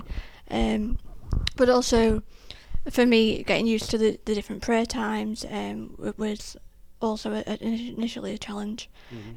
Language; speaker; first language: English; native; English